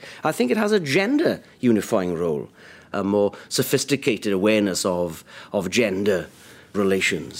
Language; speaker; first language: English; native; English